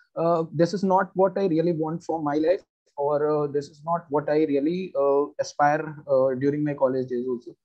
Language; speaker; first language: English; non-native, local second language; Hindi